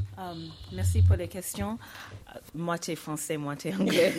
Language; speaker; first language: French; non-native, fluent; English